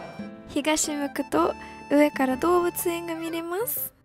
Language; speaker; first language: Japanese; non-native, fluent; English